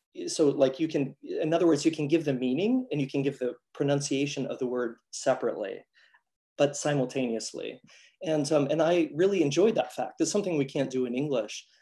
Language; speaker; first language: English; native; English